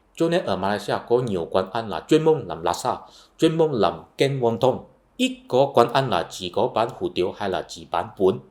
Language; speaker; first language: Vietnamese; non-native, fluent; Chinese